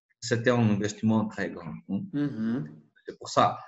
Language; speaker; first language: French; non-native, learner; Portuguese